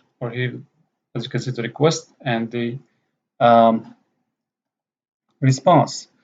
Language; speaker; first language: English; non-native, fluent; Arabic